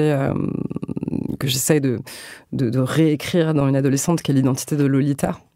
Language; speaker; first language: French; native; French